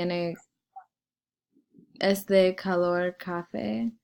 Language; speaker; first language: Spanish; non-native, learner; English